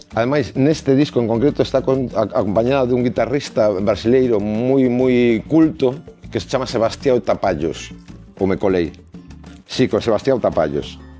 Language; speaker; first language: Galician; non-native, local second language; Spanish